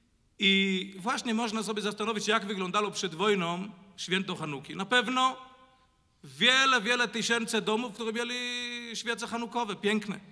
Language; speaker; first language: Polish; non-native, learner; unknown